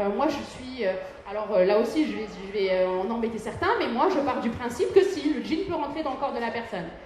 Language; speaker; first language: French; early bilingual, other home language; Arabic